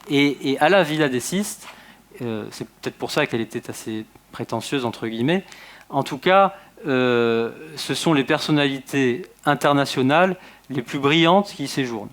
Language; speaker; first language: French; native; French